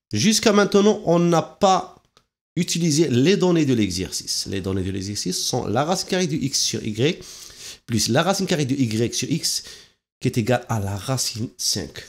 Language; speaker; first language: French; non-native, local second language; Arabic